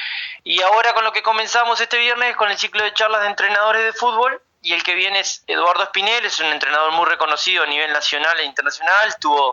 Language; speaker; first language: Spanish; native; Spanish